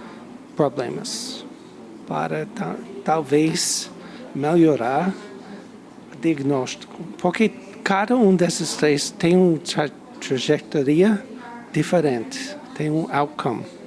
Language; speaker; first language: Portuguese; non-native, fluent; English